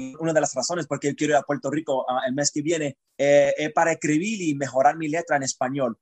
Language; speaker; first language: Spanish; early bilingual, heritage; Spanish